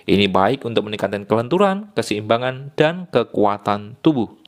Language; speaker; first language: Indonesian; native; Indonesian